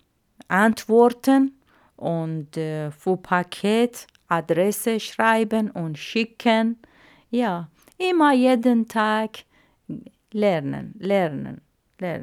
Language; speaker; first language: German; non-native, learner; Arabic